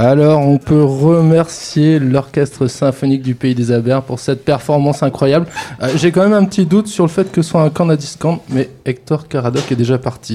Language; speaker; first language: French; native; French